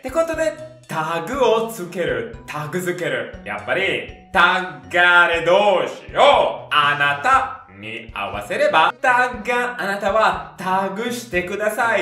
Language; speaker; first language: Japanese; non-native, fluent; Italian